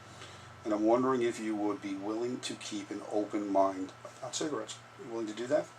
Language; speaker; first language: English; native; English